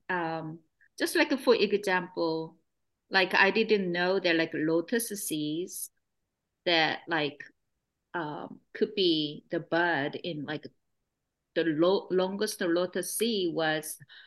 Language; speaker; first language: English; non-native, fluent; Korean